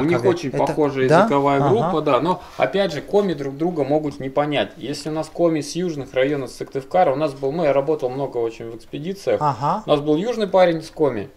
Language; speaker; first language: Russian; native; Russian